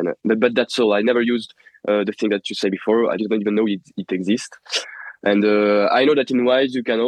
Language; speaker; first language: English; non-native, fluent; French